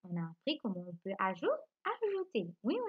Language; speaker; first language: French; non-native, local second language; Morisyen